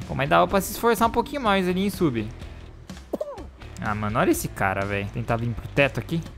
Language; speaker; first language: Portuguese; native; Portuguese